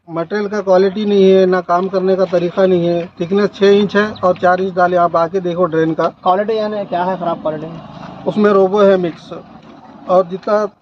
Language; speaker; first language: Hindi; non-native, local second language; Kannada